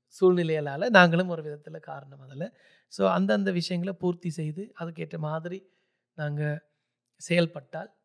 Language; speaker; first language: Tamil; early bilingual, heritage; Tamil